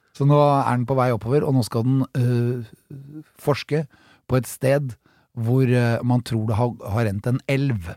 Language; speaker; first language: Norwegian; native; Norwegian